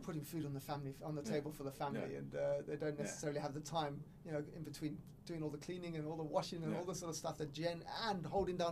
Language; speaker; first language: English; native; English